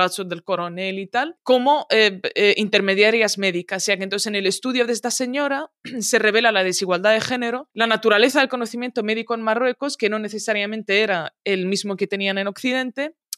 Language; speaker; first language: Spanish; early bilingual, other home language; Arabic